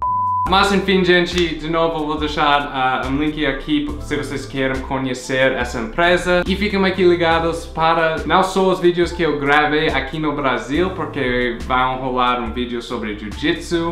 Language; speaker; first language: Portuguese; non-native, fluent; English